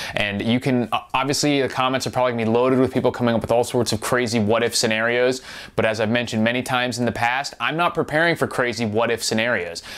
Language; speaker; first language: English; native; English